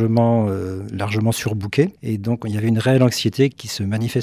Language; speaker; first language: French; native; French